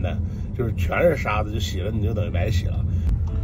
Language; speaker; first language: Chinese; native; Chinese